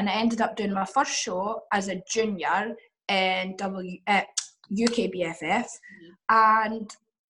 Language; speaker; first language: English; native; English